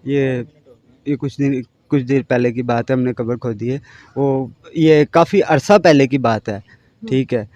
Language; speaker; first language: Urdu; non-native, local second language; Punjabi